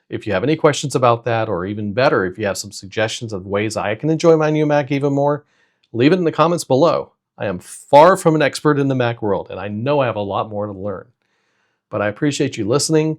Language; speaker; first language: English; native; English